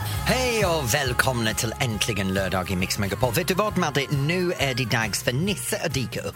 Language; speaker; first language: Swedish; non-native, fluent; English